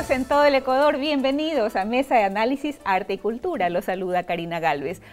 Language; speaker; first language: Spanish; native; Spanish